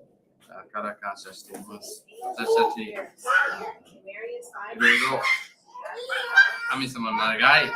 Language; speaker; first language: Japanese; non-native, learner; English